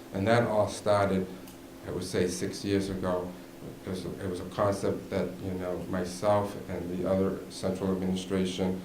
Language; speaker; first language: English; native; English